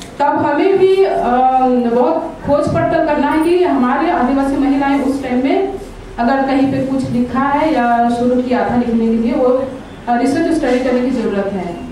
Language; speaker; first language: Hindi; non-native, local second language; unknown